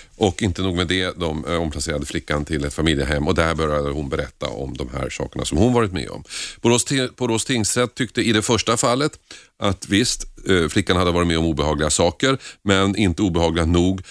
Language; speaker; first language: Swedish; native; Swedish